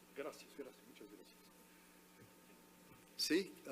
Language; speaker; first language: Spanish; non-native, learner; Portuguese